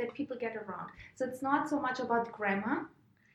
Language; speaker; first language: English; non-native, fluent; German